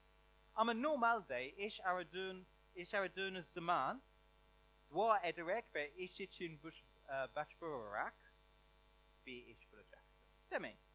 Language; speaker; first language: Turkish; non-native, learner; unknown